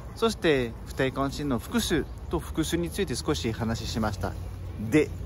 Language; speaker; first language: Japanese; non-native, fluent; French